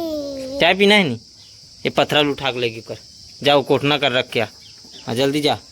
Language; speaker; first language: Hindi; non-native, local second language; Chhattisgarhi